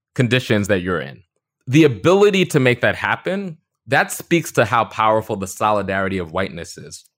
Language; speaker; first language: English; native; English